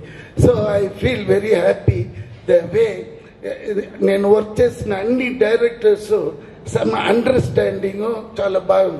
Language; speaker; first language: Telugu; non-native, learner; Tamil